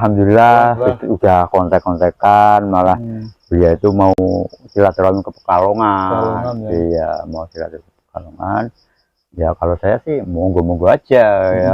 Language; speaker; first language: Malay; non-native, local second language; Javanese